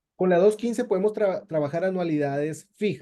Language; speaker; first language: Spanish; native; Spanish